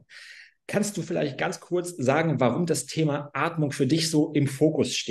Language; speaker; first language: German; native; German